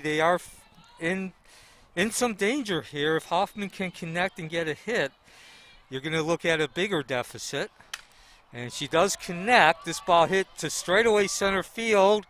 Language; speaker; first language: English; native; English